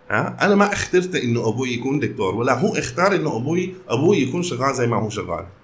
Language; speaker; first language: Arabic; early bilingual, heritage; Arabic